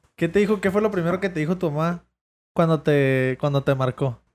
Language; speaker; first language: Spanish; native; Spanish